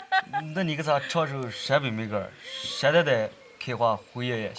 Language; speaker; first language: Chinese; native; Chinese